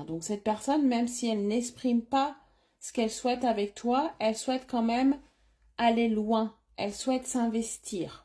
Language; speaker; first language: French; native; French